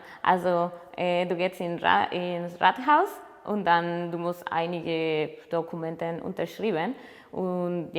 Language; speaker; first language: German; non-native, learner; Spanish